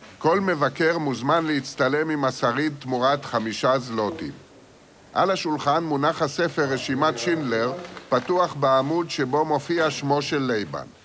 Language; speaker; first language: Hebrew; native; Hebrew